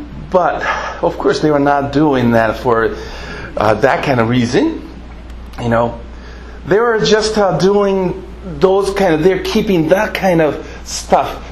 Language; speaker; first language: English; non-native, fluent; Japanese